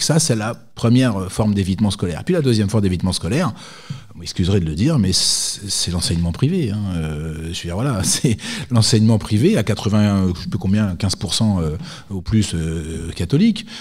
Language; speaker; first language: French; native; French